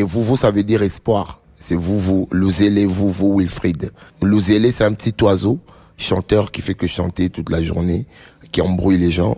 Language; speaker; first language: French; non-native, local second language; Lingala